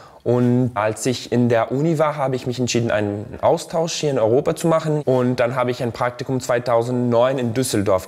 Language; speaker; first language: German; non-native, fluent; Portuguese